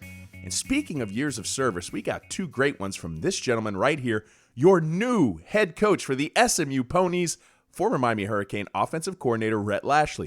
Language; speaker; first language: English; native; English